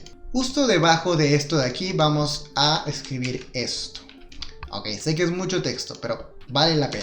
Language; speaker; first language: Spanish; native; Spanish